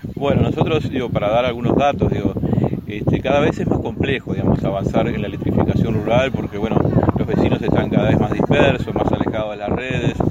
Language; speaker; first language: Spanish; native; Spanish